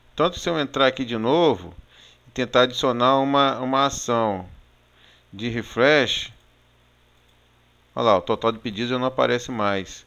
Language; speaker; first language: Portuguese; native; Portuguese